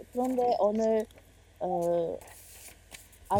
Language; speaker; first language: Korean; non-native, learner; Chinese